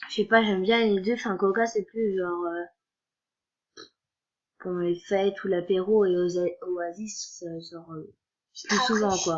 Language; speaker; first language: French; native; French